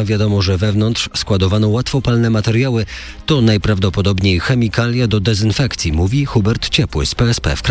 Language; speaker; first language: Polish; native; Polish